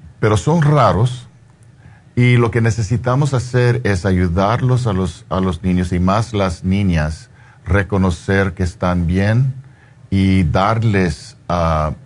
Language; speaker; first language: Spanish; early bilingual, heritage; Spanish